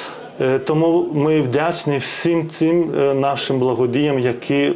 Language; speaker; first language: Ukrainian; non-native, fluent; Lithuanian